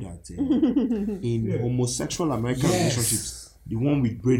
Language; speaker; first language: English; non-native, local second language; Igbo